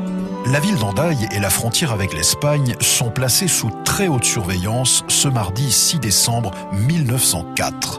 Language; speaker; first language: French; native; French